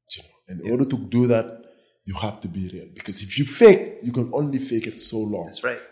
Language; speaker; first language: English; non-native, fluent; Wolof